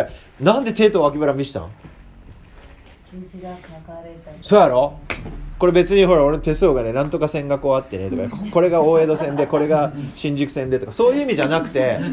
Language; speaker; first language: Japanese; native; Japanese